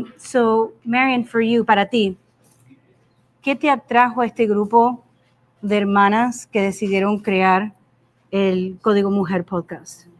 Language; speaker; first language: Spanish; early bilingual, heritage; English